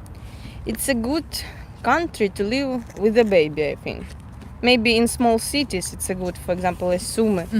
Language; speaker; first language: English; non-native, fluent; Russian